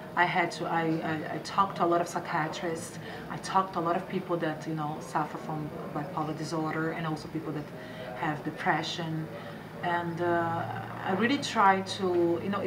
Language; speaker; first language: English; non-native, fluent; Portuguese